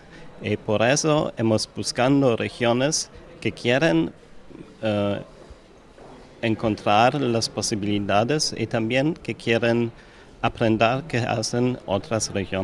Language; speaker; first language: Spanish; non-native, learner; German